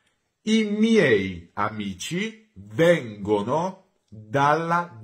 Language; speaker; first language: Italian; non-native, fluent; Georgian